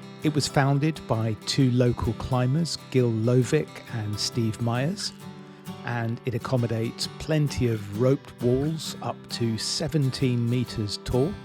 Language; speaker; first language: English; native; English